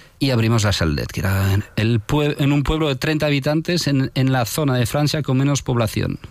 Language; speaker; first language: Spanish; non-native, fluent; French